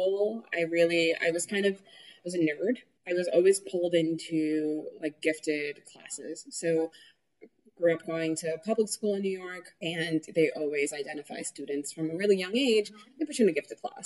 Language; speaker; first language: English; early bilingual, other home language; Spanish